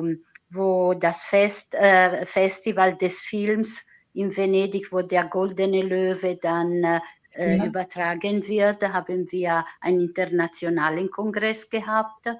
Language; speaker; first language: German; non-native, fluent; Italian